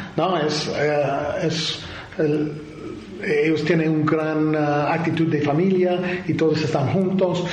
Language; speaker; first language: Spanish; non-native, learner; English